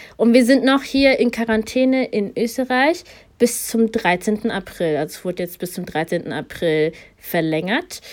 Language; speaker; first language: German; early bilingual, other home language; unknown